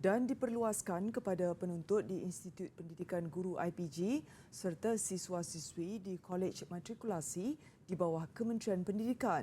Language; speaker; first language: Malay; native; Malay